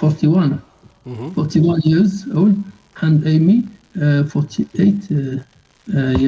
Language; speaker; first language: English; non-native, learner; Arabic